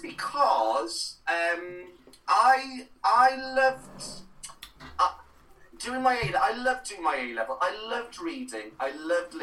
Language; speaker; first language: English; non-native, local second language; Welsh